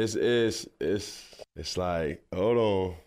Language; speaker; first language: English; native; English